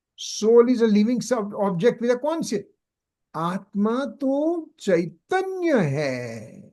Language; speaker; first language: Hindi; non-native, local second language; Gujarati